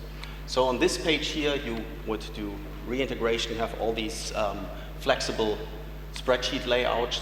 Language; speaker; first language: English; non-native, fluent; German